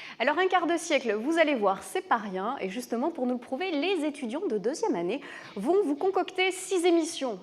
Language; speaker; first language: French; native; French